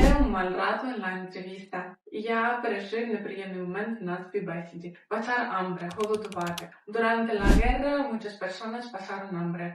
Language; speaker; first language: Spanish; non-native, fluent; Ukrainian